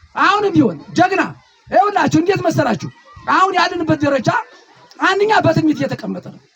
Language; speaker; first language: Amharic; native; Amharic